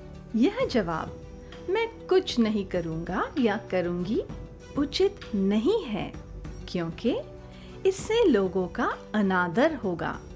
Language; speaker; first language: Hindi; native; Hindi